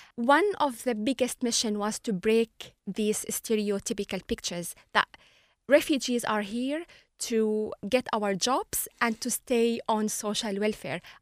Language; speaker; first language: English; non-native, fluent; Arabic